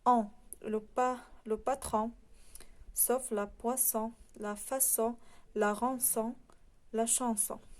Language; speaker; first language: French; non-native, local second language; Arabic